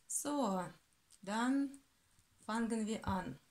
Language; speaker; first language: German; non-native, learner; Russian